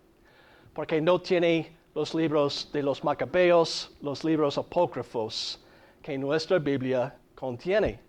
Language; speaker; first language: Spanish; non-native, fluent; English